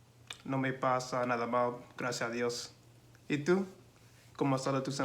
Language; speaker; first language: Spanish; non-native, learner; English